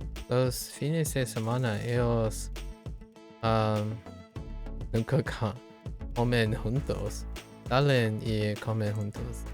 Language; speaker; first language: Spanish; non-native, learner; English